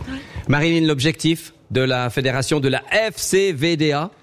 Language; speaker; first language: French; native; French